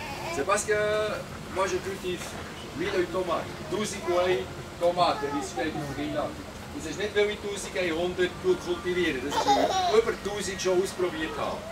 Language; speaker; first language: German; non-native, local second language; French